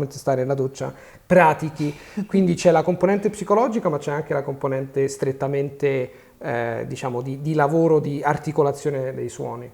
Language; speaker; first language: Italian; native; Italian